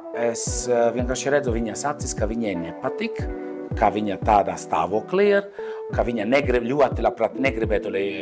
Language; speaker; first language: Latvian; non-native, fluent; Italian